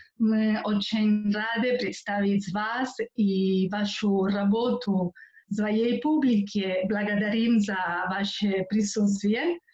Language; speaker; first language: Russian; non-native, fluent; Catalan